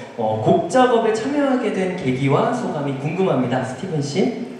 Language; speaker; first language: Korean; native; Korean